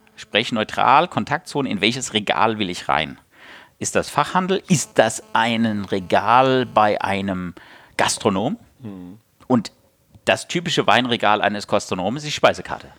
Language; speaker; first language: German; native; German